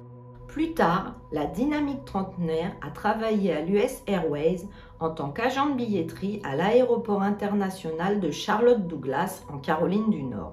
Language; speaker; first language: French; native; French